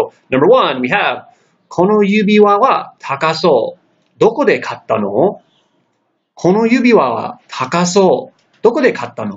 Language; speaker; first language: Japanese; non-native, fluent; English